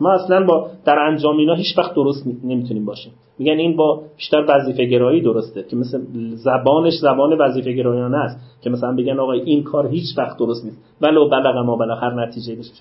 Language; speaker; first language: Persian; native; Persian